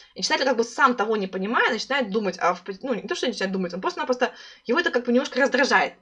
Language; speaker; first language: Russian; native; Russian